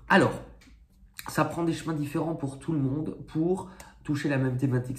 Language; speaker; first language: French; native; French